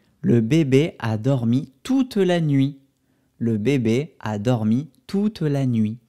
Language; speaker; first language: French; non-native, fluent; Spanish